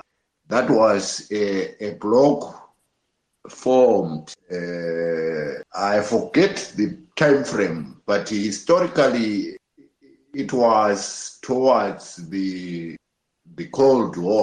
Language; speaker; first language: English; non-native, local second language; North Ndebele